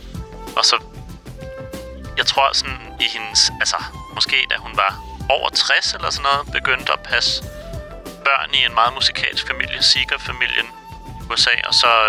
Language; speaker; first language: Danish; native; Danish